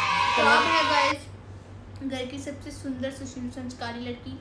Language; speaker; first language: Hindi; native; Hindi